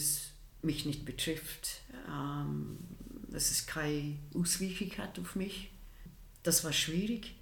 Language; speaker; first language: German; non-native, fluent; English